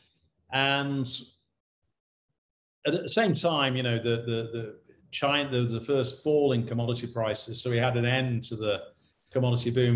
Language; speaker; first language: English; native; English